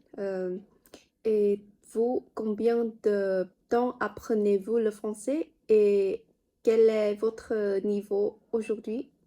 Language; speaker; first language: French; non-native, fluent; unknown